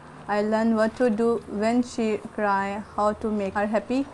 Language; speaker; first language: English; non-native, learner; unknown